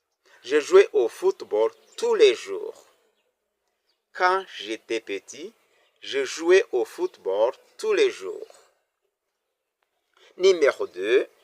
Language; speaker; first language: French; non-native, local second language; Kinyarwanda